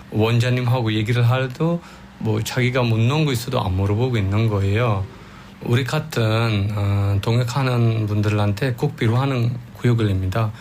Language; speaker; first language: Korean; non-native, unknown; Sinhala